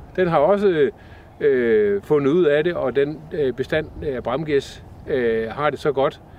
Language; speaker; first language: Danish; native; Danish